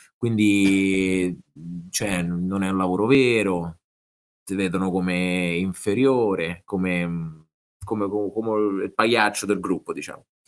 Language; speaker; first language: Italian; native; Italian